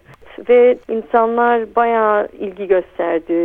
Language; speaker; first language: Turkish; early bilingual, heritage; Turkish